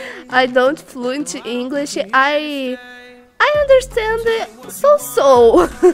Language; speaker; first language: English; non-native, learner; Portuguese